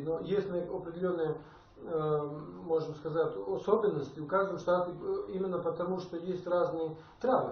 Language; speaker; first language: Russian; non-native, fluent; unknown